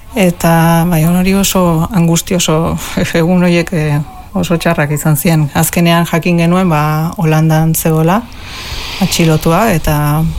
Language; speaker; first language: Basque; non-native, local second language; Spanish